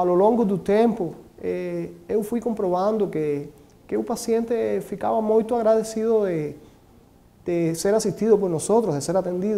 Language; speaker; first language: Portuguese; non-native, learner; Spanish